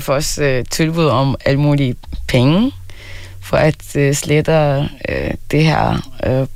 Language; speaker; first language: Danish; early bilingual, other home language; Arabic